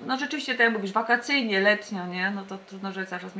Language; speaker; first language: Polish; native; Polish